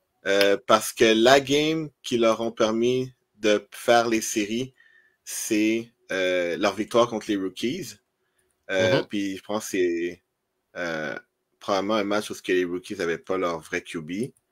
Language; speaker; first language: French; native; French